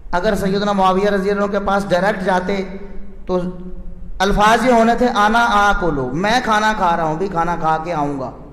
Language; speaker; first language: Urdu; non-native, local second language; Punjabi